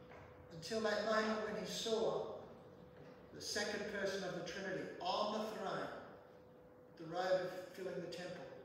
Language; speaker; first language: English; native; English